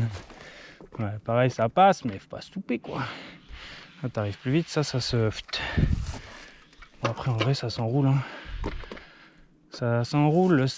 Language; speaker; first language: French; native; French